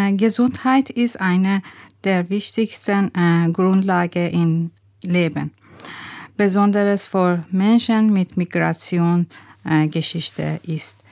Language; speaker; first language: German; non-native, learner; Persian